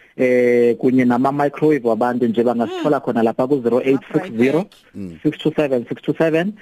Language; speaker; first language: Zulu; non-native, local second language; Xhosa